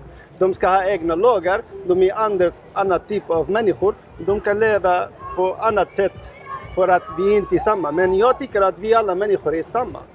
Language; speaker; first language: Swedish; non-native, learner; Arabic